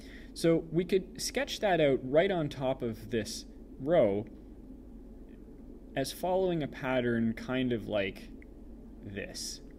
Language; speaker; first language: English; native; English